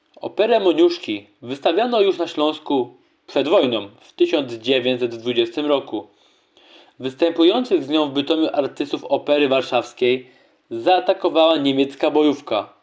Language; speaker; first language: Polish; native; Polish